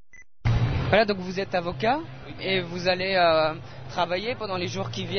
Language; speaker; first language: French; native; French